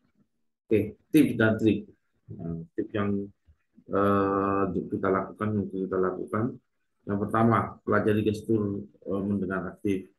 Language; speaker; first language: Indonesian; native; Indonesian